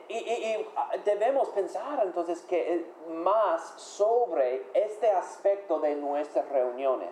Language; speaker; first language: Spanish; non-native, fluent; English